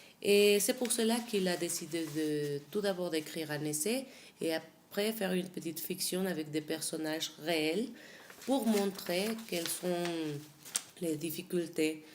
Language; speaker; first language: French; non-native, fluent; Spanish